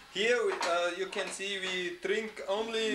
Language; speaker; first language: English; non-native, learner; German